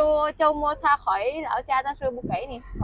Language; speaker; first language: Chinese; non-native, fluent; Vietnamese